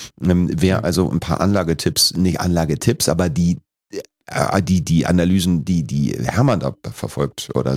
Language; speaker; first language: German; native; German